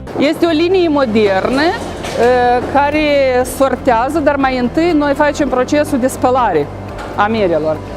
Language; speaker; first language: Romanian; native; Romanian